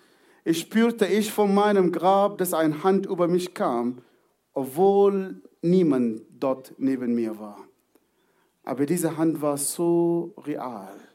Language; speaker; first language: German; non-native, fluent; Arabic